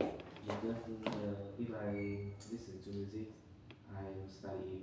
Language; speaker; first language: English; non-native, learner; Vietnamese